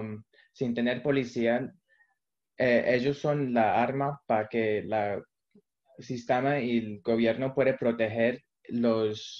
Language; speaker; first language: Spanish; early bilingual, heritage; Spanish